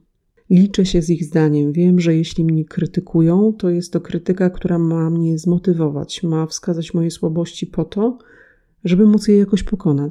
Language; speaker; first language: Polish; native; Polish